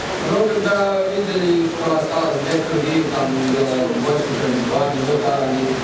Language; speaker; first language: Russian; non-native, learner; Latvian